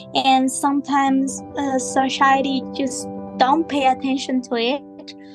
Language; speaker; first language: English; non-native, fluent; Spanish